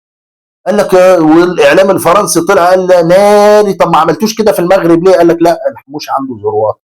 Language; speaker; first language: Arabic; native; Arabic